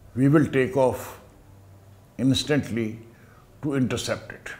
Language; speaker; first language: English; non-native, local second language; Urdu